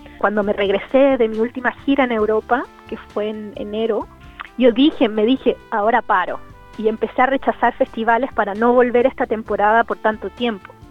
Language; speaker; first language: Spanish; native; Spanish